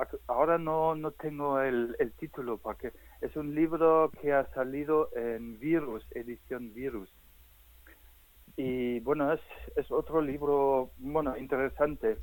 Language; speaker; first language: Spanish; non-native, fluent; German